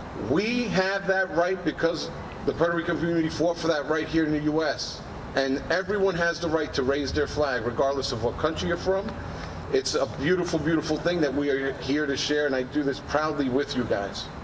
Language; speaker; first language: English; early bilingual, other home language; Spanish